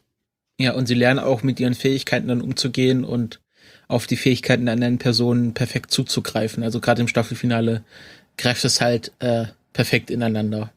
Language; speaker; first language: German; native; German